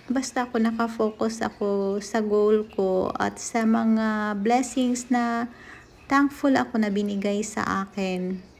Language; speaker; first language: Filipino; native; Filipino